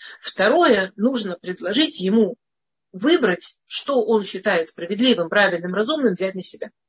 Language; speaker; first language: Russian; early bilingual, heritage; Russian